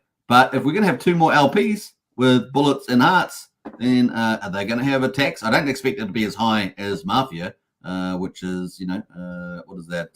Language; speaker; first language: English; native; English